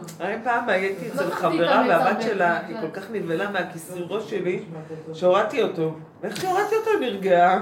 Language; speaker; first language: Hebrew; native; Hebrew